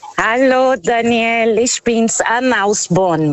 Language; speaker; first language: German; non-native, learner; Portuguese